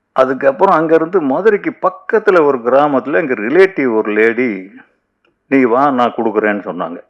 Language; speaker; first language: Tamil; native; Tamil